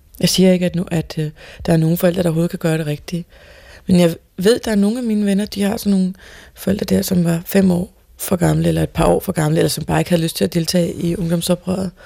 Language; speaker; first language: Danish; native; Danish